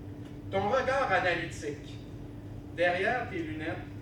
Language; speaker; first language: French; native; French